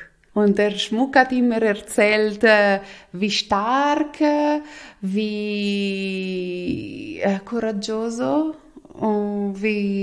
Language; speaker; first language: German; non-native, local second language; Italian